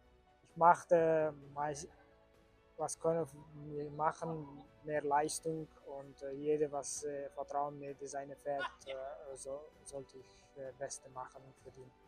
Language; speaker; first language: German; non-native, learner; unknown